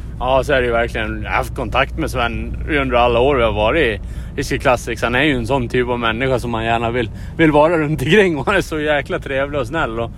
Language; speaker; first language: Swedish; native; Swedish